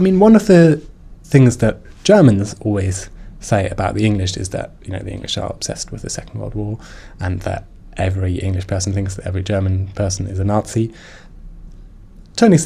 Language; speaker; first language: English; non-native, fluent; German